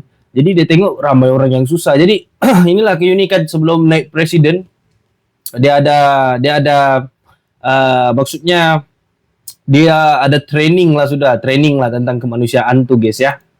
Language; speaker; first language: Malay; native; Malay